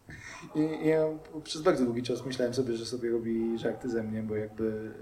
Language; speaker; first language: Polish; native; Polish